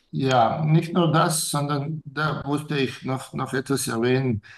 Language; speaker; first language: German; non-native, fluent; Serbian